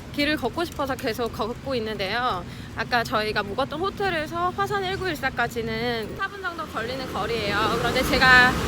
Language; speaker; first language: Korean; native; Korean